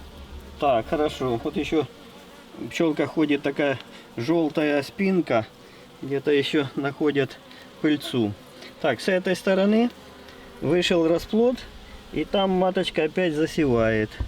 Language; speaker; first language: Russian; native; Russian